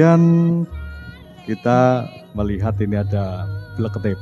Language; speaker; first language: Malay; non-native, local second language; Javanese